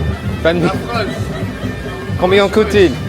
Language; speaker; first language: French; non-native, learner; English